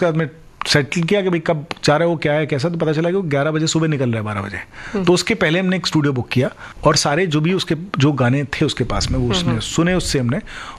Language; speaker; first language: Hindi; non-native, local second language; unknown